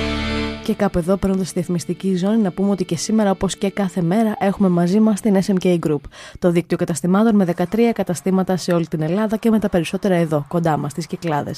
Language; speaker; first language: Greek; native; Greek